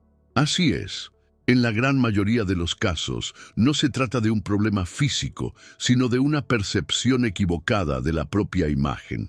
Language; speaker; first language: Spanish; native; Spanish